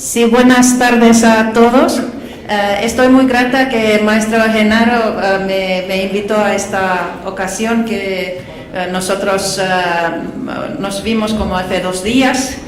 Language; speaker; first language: Spanish; non-native, fluent; Finnish